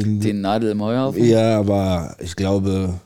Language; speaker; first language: German; non-native, learner; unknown